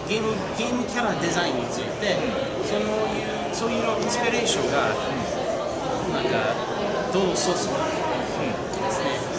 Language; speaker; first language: Japanese; non-native, fluent; English